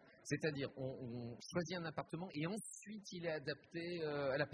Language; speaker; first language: French; native; French